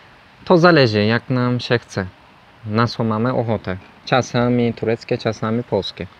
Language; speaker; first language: Polish; non-native, fluent; Turkish